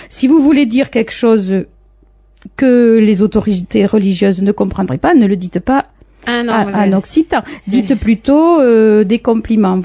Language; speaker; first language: French; native; French